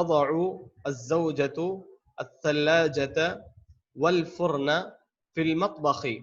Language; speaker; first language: Arabic; non-native, fluent; Urdu